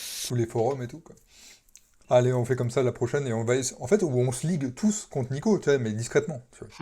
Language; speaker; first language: French; native; French